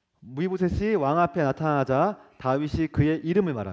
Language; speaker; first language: Korean; native; Korean